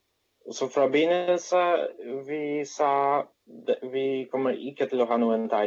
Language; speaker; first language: Swedish; non-native, fluent; Polish